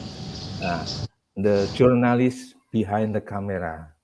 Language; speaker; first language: English; non-native, fluent; Indonesian